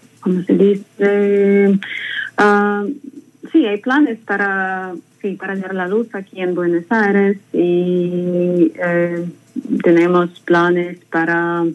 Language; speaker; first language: Spanish; non-native, learner; Russian